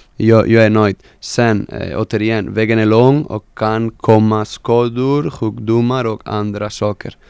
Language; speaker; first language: Swedish; non-native, fluent; Spanish